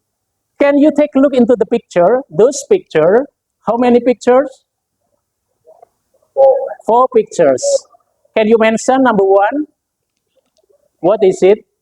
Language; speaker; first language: English; non-native, fluent; Indonesian